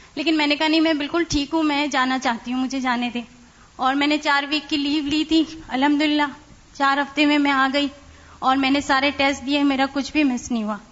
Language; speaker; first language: Urdu; non-native, fluent; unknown